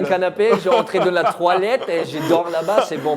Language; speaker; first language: French; non-native, learner; English